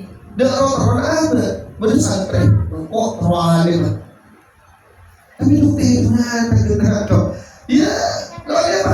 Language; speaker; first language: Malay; non-native, local second language; Javanese